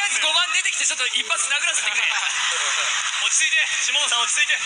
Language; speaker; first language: Japanese; native; Japanese